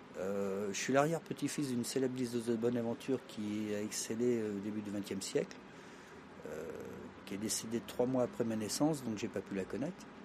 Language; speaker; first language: French; native; French